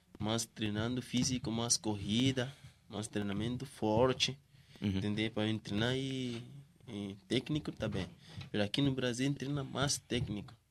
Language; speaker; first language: Portuguese; non-native, learner; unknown